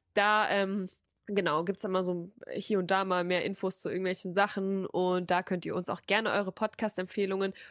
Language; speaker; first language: German; native; German